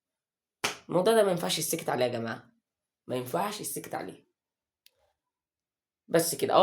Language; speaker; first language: Arabic; native; Arabic